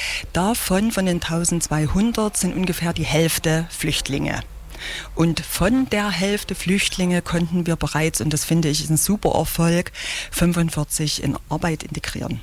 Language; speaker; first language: German; native; German